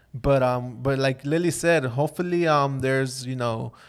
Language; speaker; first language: English; native; English